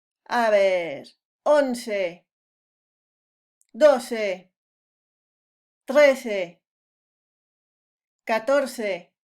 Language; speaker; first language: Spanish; non-native, fluent; English